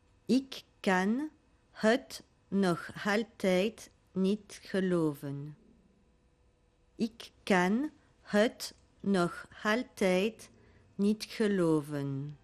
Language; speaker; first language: Dutch; non-native, local second language; French